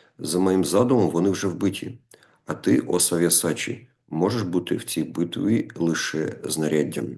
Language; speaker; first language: Ukrainian; non-native, local second language; Russian